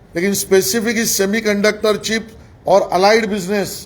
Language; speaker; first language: Hindi; non-native, local second language; Marathi